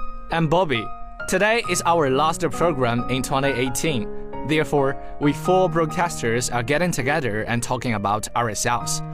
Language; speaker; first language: English; non-native, fluent; Chinese